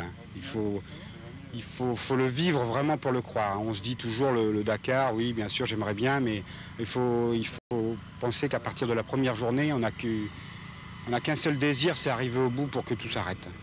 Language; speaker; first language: French; native; French